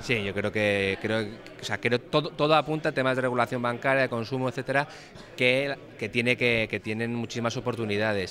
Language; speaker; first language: Spanish; native; Spanish